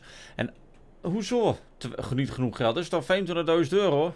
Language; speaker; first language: Dutch; native; Dutch